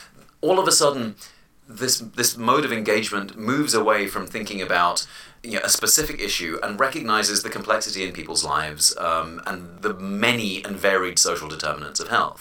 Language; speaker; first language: English; native; English